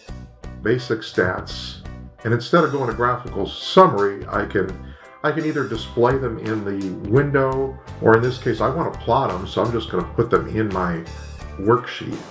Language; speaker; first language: English; native; English